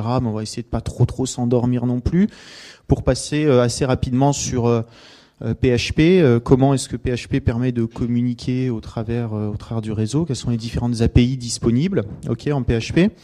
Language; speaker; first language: French; native; French